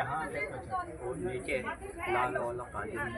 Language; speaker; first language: Hindi; non-native, local second language; Balti